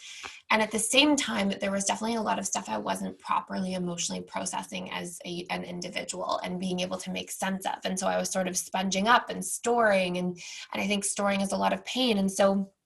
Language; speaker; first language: English; native; English